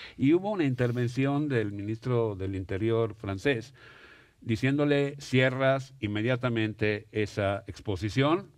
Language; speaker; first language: Spanish; non-native, fluent; Italian